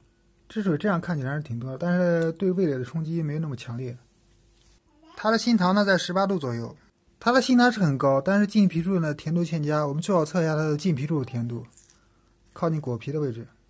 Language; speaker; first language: Chinese; native; Chinese